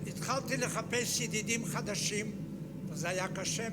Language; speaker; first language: Hebrew; non-native, fluent; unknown